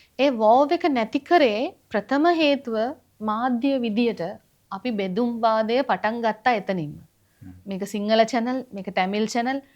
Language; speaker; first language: Sinhala; non-native, local second language; Tamil